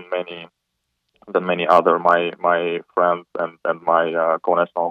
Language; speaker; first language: English; non-native, fluent; Ukrainian